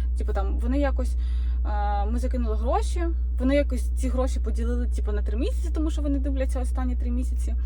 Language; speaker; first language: Ukrainian; native; Ukrainian